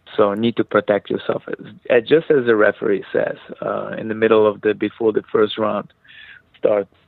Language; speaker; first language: English; non-native, fluent; Hebrew